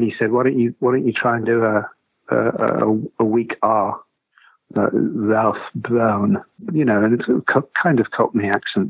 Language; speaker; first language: English; native; English